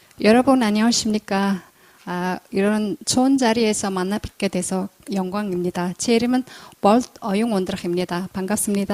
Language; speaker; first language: Korean; non-native, fluent; Mongolian